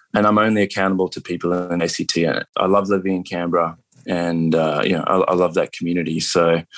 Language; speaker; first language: English; native; English